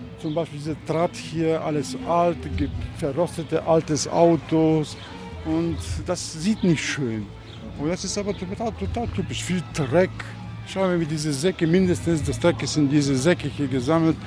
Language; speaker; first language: German; non-native, fluent; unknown